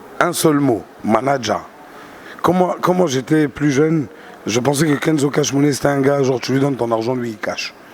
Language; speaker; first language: French; non-native, local second language; Arabic